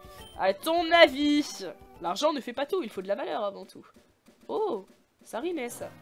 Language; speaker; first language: French; native; French